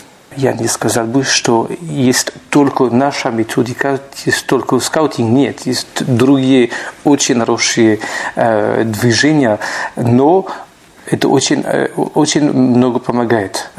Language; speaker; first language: Russian; non-native, fluent; French